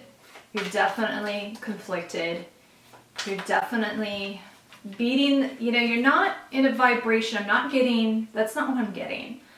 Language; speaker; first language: English; native; English